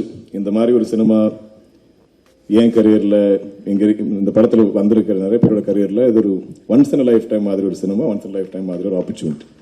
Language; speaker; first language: Tamil; non-native, local second language; Malayalam